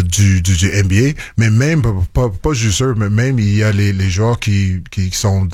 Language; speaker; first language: French; non-native, local second language; English